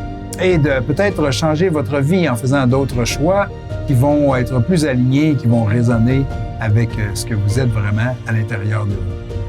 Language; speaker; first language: French; native; French